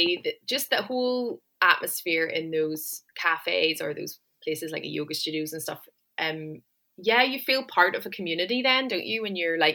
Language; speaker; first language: English; native; English